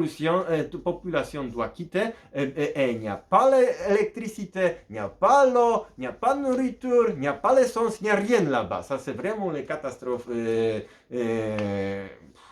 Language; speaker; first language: French; non-native, fluent; Polish